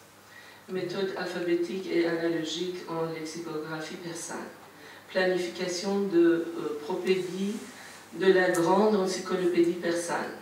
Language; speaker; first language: French; non-native, fluent; Persian